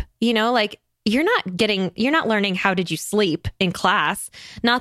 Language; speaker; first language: English; native; English